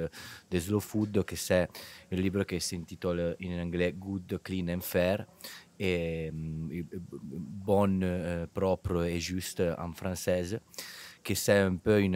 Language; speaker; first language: French; non-native, fluent; Italian